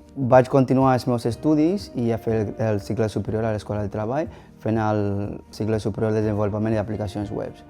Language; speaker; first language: Catalan; non-native, fluent; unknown